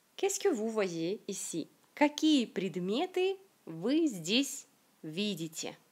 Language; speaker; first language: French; non-native, fluent; Russian